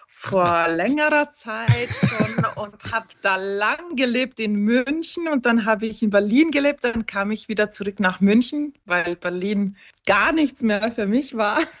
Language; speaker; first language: German; non-native, local second language; Ladin